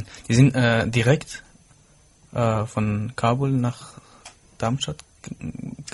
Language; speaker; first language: German; non-native, fluent; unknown